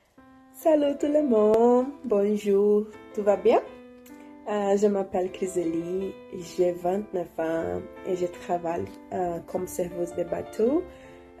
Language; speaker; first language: French; non-native, learner; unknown